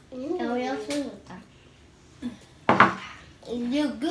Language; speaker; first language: Swedish; early bilingual, other home language; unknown